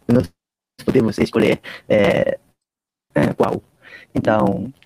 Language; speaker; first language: Portuguese; non-native, learner; Japanese